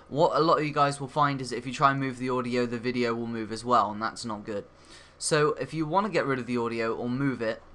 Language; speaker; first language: English; native; English